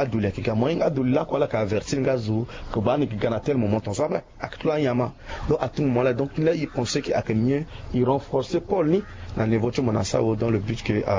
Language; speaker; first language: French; non-native, local second language; Sango